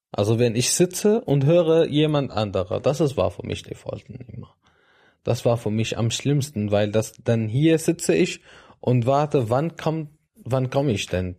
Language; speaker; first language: German; non-native, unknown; Arabic